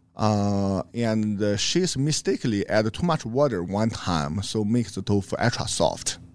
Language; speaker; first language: English; non-native, learner; Chinese